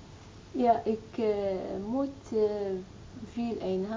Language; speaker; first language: Dutch; non-native, learner; Arabic